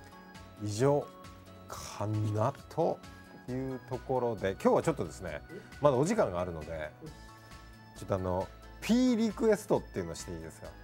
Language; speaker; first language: Japanese; native; Japanese